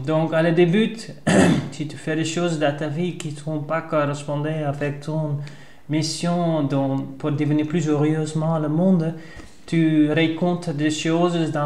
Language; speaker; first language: French; non-native, learner; Dutch